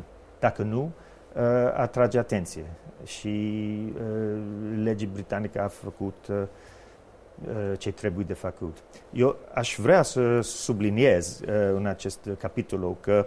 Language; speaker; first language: Romanian; non-native, fluent; English